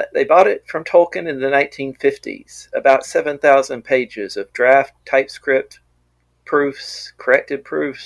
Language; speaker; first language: English; native; English